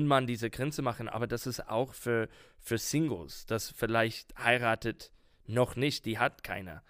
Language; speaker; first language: German; non-native, learner; English